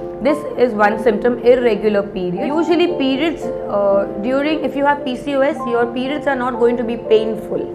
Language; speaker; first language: English; non-native, local second language; Hindi